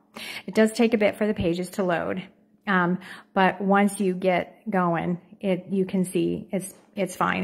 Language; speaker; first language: English; native; English